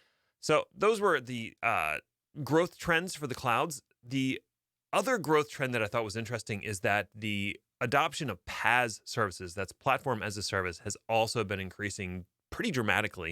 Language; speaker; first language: English; native; English